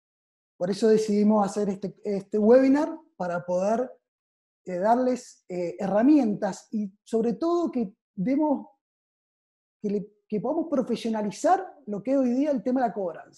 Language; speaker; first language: Spanish; native; Spanish